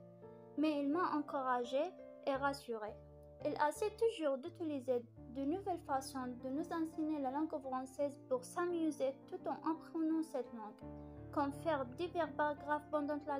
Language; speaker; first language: French; non-native, fluent; Arabic